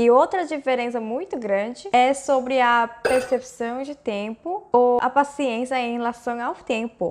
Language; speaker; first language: Portuguese; non-native, fluent; Korean